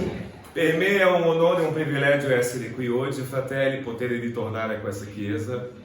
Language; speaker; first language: Italian; non-native, fluent; Portuguese